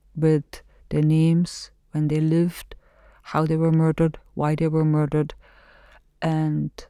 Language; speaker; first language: English; non-native, fluent; German